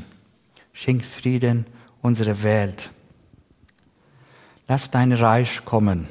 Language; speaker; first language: German; non-native, learner; Persian